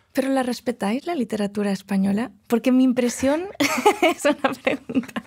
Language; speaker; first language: Spanish; non-native, local second language; Galician